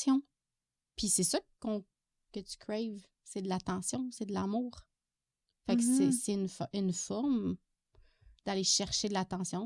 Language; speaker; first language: French; native; French